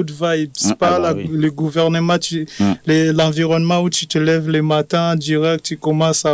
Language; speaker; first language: French; non-native, local second language; Lingala